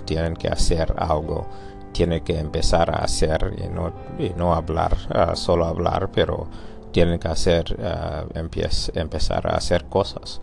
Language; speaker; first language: Spanish; non-native, learner; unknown